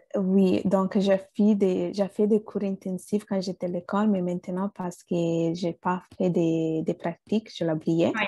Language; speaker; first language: French; non-native, fluent; Bangla